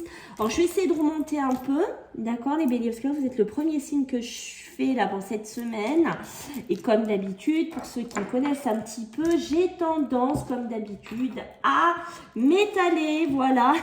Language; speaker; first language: French; native; French